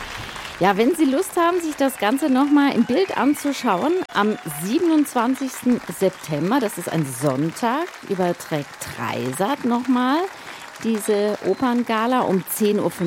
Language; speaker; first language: German; native; German